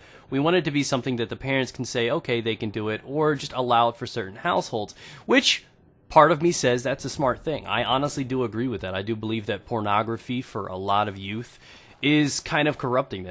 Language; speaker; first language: English; native; English